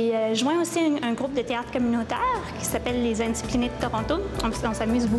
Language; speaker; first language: French; native; French